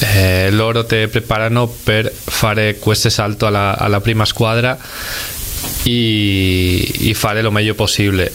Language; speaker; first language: Italian; non-native, fluent; Spanish